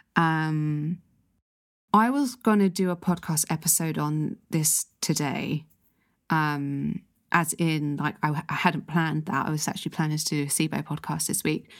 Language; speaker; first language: English; native; English